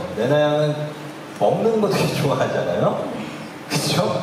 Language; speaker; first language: Korean; native; Korean